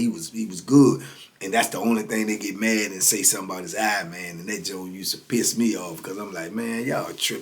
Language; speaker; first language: English; native; English